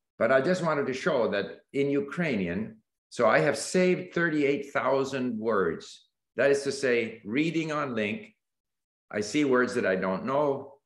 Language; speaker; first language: English; native; English